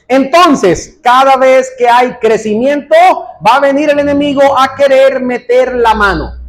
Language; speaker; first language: Spanish; native; Spanish